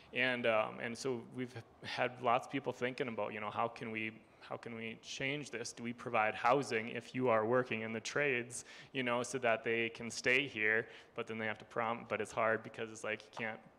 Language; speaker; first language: English; native; English